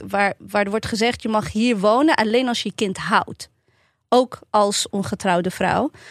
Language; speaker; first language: Dutch; early bilingual, other home language; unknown